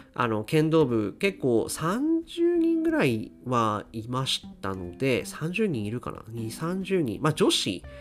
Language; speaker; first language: Japanese; native; Japanese